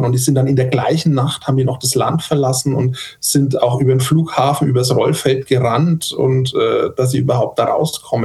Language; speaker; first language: German; native; German